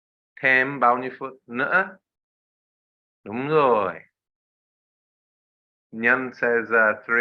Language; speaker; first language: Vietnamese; non-native, learner; English